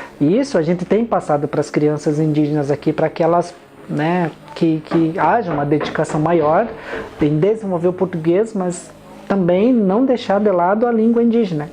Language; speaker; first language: Portuguese; non-native, local second language; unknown